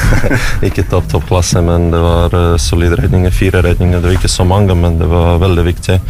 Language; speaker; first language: Norwegian; non-native, fluent; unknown